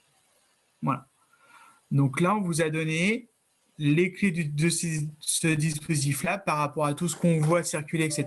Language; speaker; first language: French; native; French